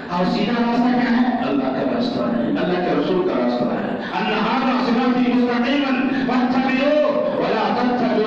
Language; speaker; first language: Urdu; native; Urdu